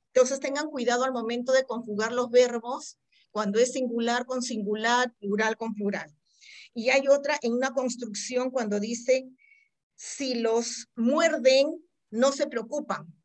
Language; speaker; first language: Spanish; native; Spanish